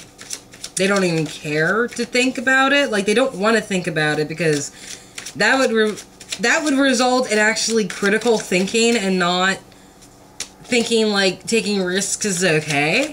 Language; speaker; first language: English; native; English